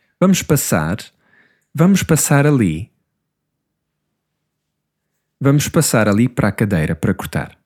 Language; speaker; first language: Portuguese; non-native, fluent; English